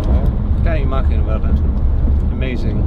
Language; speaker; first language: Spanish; non-native, learner; English